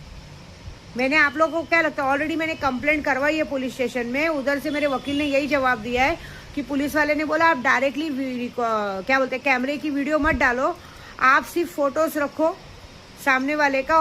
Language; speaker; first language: Hindi; native; Hindi